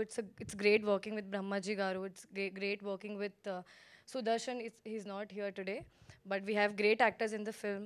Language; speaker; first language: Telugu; non-native, fluent; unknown